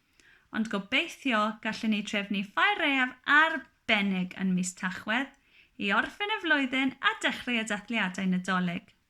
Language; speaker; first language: Welsh; non-native, local second language; English